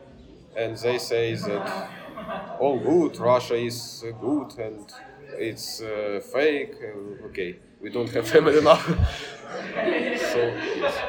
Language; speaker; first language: English; non-native, learner; Ukrainian